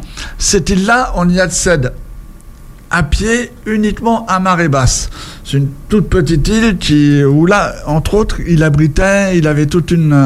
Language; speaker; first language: French; native; French